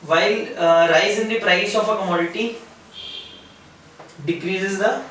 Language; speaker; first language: English; non-native, local second language; Hindi